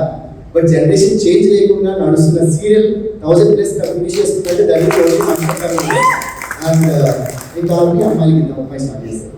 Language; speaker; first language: Telugu; native; Telugu